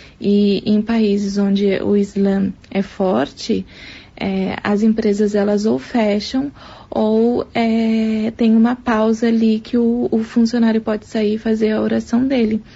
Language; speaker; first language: Portuguese; native; Portuguese